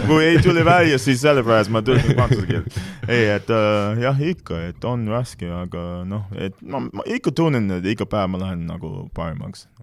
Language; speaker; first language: Estonian; non-native, fluent; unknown